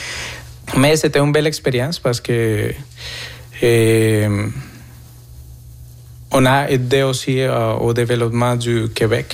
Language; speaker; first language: French; non-native, fluent; Spanish